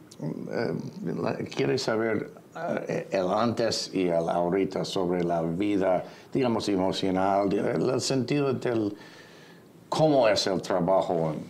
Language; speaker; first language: Spanish; non-native, fluent; English